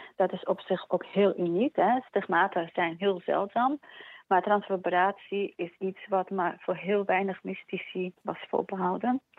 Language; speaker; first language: Dutch; early bilingual, other home language; Polish